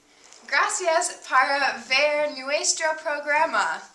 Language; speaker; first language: Spanish; non-native, learner; English